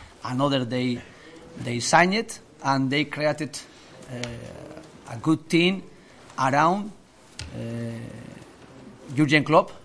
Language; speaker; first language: English; non-native, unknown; Spanish